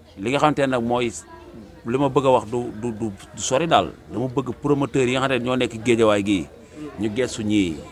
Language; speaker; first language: Wolof; native; Wolof